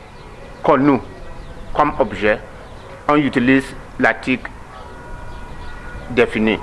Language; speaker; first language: French; non-native, learner; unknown